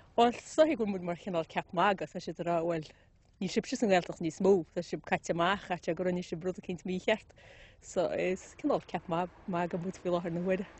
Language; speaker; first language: Irish; native; Irish